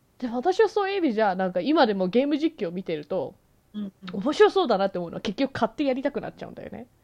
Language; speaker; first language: Japanese; native; Japanese